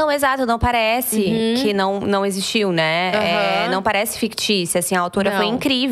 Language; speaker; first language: Portuguese; native; Portuguese